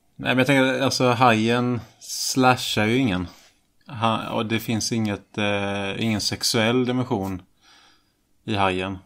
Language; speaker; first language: Swedish; native; Swedish